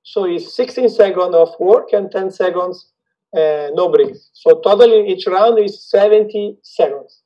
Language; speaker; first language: English; non-native, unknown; Italian